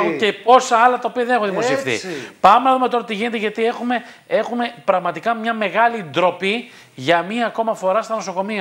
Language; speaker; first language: Greek; native; Greek